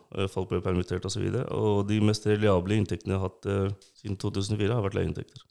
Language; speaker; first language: Norwegian; non-native, local second language; Urdu